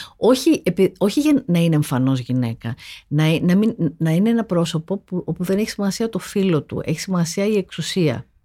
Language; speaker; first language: Greek; native; Greek